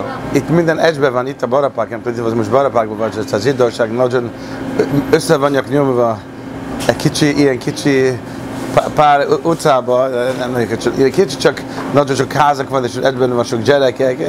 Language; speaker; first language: Hungarian; early bilingual, heritage; Hungarian